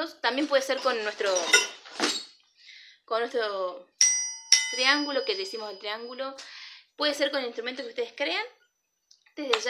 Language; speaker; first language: Spanish; native; Spanish